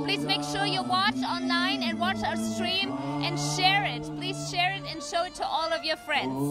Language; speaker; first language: English; non-native, fluent; German